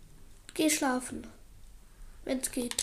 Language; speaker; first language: German; native; German